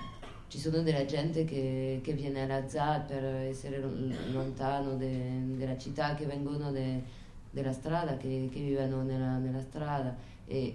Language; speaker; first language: Italian; non-native, fluent; French